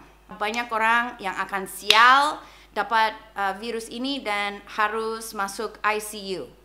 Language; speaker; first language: Indonesian; non-native, fluent; English